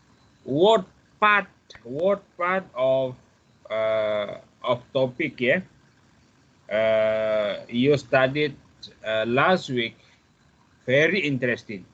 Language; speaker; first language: English; non-native, fluent; Malay